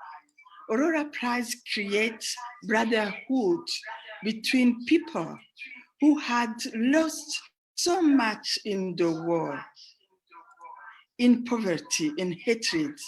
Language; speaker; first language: English; non-native, fluent; Rundi